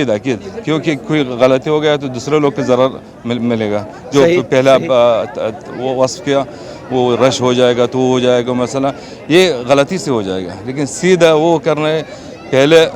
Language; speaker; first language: Hindi; non-native, learner; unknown